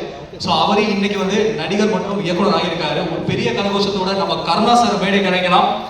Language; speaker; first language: Tamil; native; Tamil